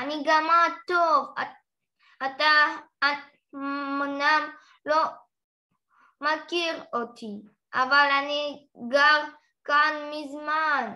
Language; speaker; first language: Hebrew; non-native, learner; Russian